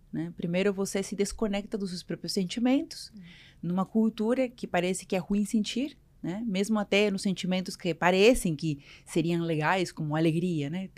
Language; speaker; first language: Portuguese; non-native, fluent; Spanish